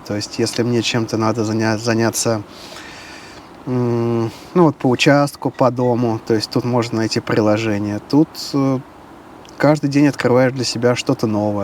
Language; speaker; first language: Russian; native; Russian